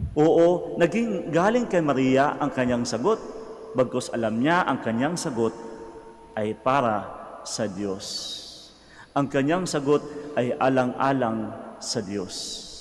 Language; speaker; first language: Filipino; non-native, local second language; Cebuano